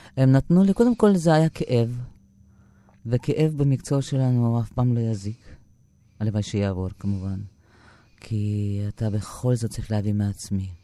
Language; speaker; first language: Hebrew; non-native, fluent; Russian